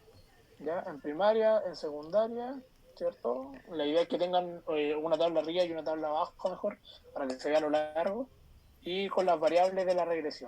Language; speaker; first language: Spanish; native; Spanish